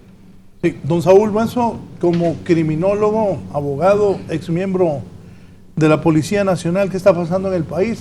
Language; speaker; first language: Spanish; native; Spanish